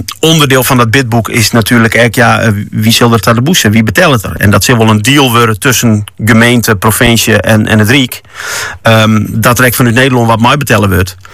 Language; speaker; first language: Dutch; non-native, local second language; Western Frisian